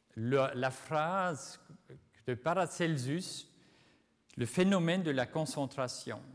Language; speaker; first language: French; non-native, fluent; Swiss German